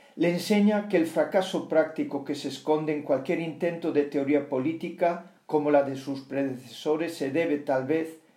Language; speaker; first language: Spanish; non-native, local second language; Galician